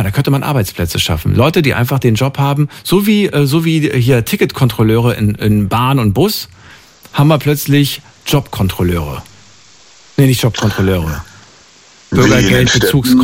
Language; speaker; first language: German; native; German